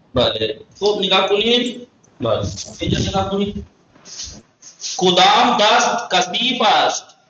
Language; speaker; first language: Persian; non-native, fluent; Urdu